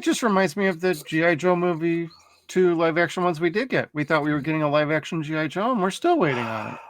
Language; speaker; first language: English; native; English